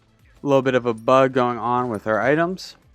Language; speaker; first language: English; native; English